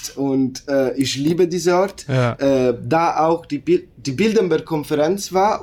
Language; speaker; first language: German; non-native, learner; Italian